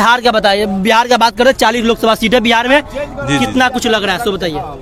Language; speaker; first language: Hindi; native; Hindi